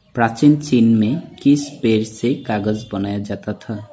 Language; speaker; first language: Hindi; non-native, local second language; Assamese